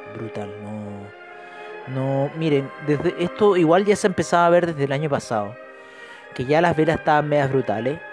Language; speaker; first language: Spanish; native; Spanish